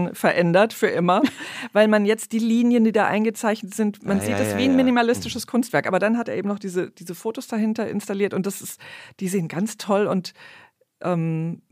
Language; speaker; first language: German; native; German